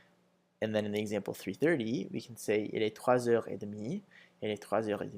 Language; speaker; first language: French; non-native, fluent; English